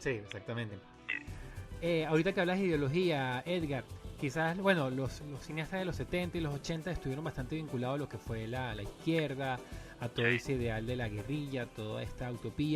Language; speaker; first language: Spanish; native; Spanish